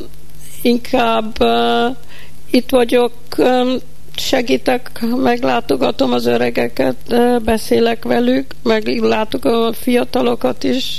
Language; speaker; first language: Hungarian; early bilingual, heritage; Hungarian